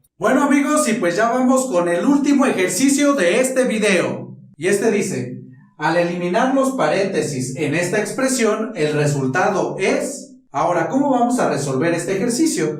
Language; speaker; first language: Spanish; native; Spanish